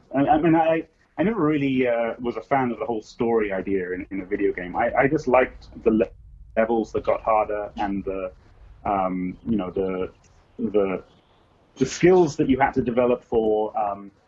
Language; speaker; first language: English; native; English